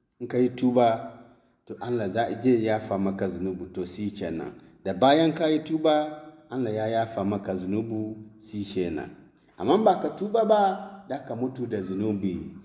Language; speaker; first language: Hausa; non-native, local second language; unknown